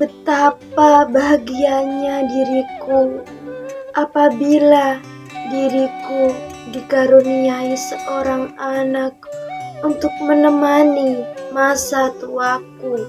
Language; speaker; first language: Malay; non-native, local second language; Javanese